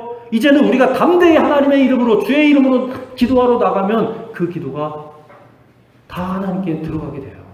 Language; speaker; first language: Korean; native; Korean